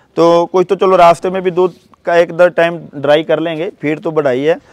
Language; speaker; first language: Hindi; native; Hindi